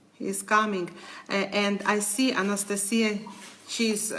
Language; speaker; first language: English; non-native, learner; Ukrainian